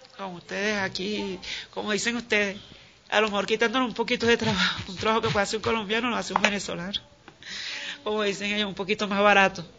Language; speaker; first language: Spanish; native; Spanish